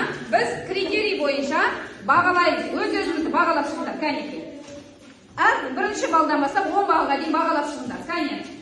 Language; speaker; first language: Kazakh; native; Kazakh